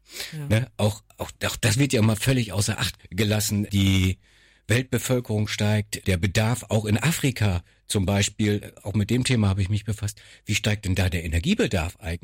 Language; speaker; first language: German; native; German